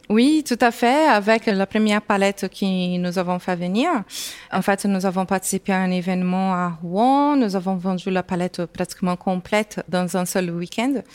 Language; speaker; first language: French; non-native, fluent; Portuguese